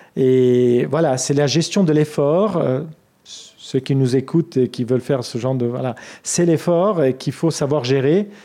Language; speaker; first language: French; non-native, fluent; Armenian